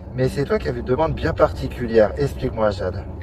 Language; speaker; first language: French; native; French